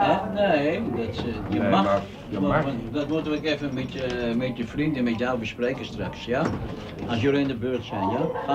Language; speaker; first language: Dutch; native; Dutch